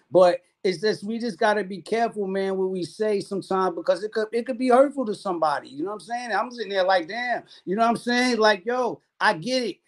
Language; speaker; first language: English; native; English